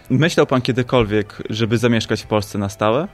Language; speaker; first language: Polish; native; Polish